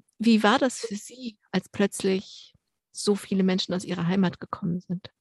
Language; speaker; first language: German; native; German